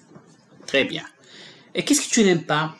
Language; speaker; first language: French; non-native, local second language; Arabic